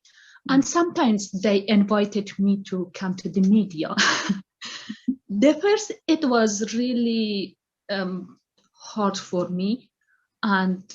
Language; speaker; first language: English; non-native, learner; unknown